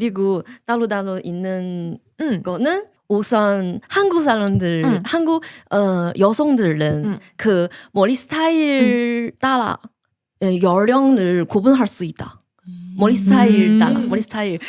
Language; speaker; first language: Korean; non-native, learner; Chinese